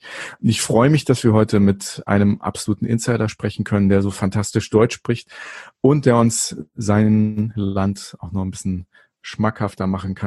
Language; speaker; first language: German; native; German